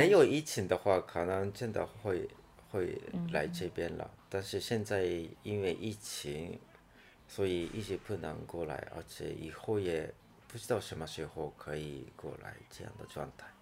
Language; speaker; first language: Chinese; non-native, fluent; Japanese